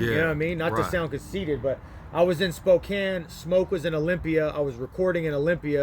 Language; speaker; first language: English; native; English